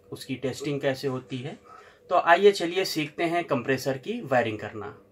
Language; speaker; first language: Hindi; native; Hindi